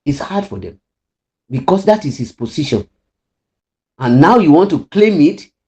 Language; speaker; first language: English; non-native, local second language; Yoruba